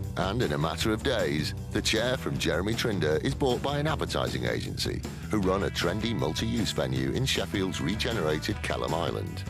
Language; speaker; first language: English; native; English